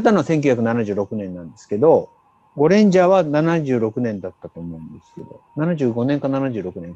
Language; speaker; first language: Japanese; native; Japanese